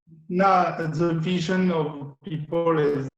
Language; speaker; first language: English; non-native, learner; French